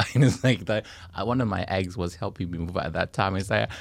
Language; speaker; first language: English; non-native, fluent; Chinese